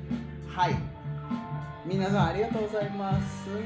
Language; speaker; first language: Japanese; non-native, fluent; English